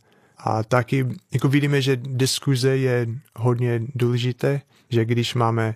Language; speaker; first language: Czech; non-native, fluent; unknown